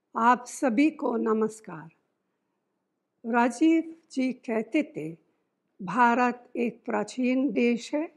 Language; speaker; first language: Hindi; non-native, fluent; Italian